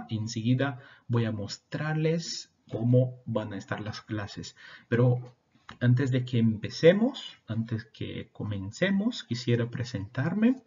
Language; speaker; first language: Spanish; non-native, fluent; Portuguese